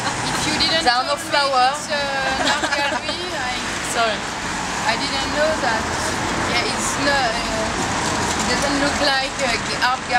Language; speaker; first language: English; non-native, fluent; French